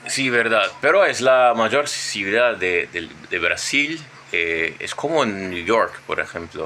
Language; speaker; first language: Spanish; non-native, fluent; Portuguese